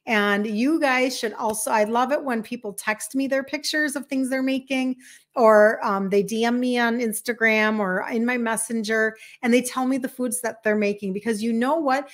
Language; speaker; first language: English; native; English